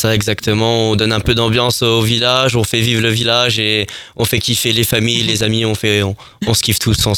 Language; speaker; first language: French; native; French